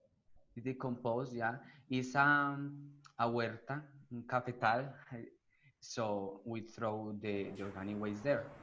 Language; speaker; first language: English; non-native, learner; Spanish